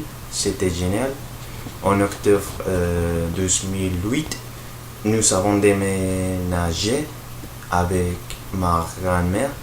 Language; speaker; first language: French; non-native, learner; Spanish